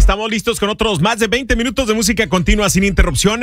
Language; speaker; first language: Spanish; native; Spanish